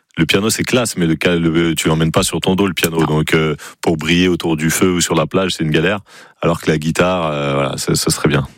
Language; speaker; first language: French; native; French